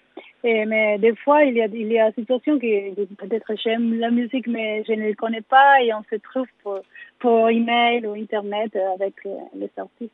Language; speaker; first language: French; non-native, learner; Spanish